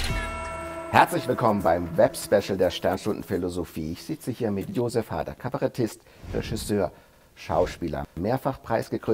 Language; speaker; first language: German; native; German